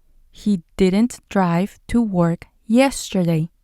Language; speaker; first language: English; non-native, fluent; Spanish